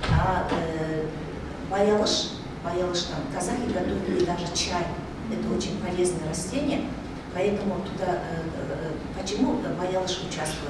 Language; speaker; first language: Russian; non-native, local second language; Kazakh